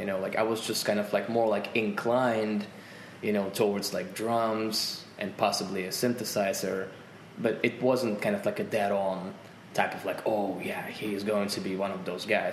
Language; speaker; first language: English; non-native, fluent; Russian